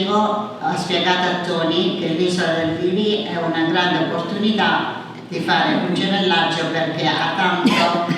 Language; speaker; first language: Italian; early bilingual, heritage; English